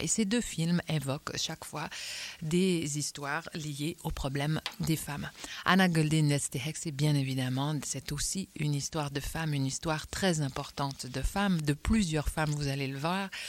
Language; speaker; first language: French; native; French